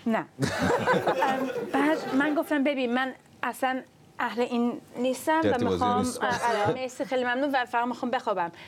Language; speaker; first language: Persian; early bilingual, other home language; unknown